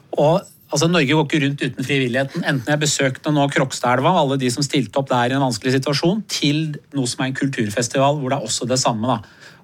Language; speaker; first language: Norwegian; early bilingual, other home language; Persian